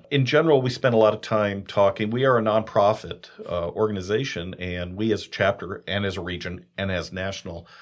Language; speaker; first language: English; native; English